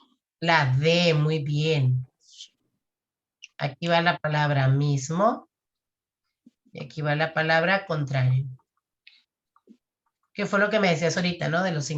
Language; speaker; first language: Spanish; native; Spanish